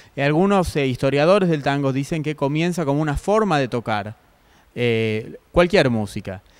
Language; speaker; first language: Spanish; native; Spanish